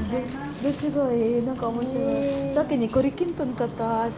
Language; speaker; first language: Japanese; non-native, learner; Filipino